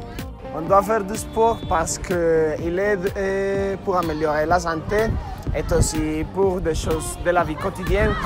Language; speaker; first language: French; non-native, learner; Spanish